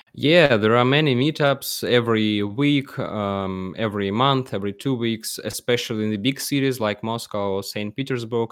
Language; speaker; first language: English; non-native, learner; Russian